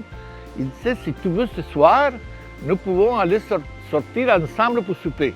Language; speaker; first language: French; non-native, fluent; Spanish